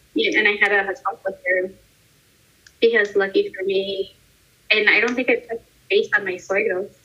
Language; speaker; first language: English; early bilingual, other home language; Spanish